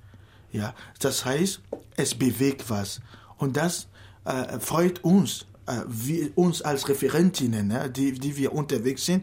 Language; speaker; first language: German; non-native, fluent; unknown